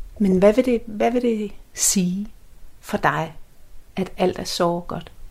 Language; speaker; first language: Danish; native; Danish